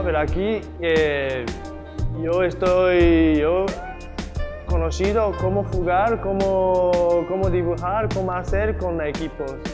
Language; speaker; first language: Spanish; non-native, learner; Japanese